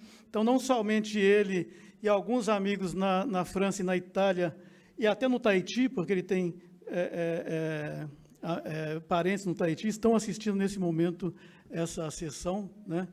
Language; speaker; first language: Portuguese; native; Portuguese